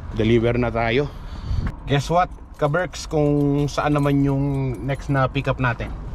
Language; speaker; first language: Filipino; native; Filipino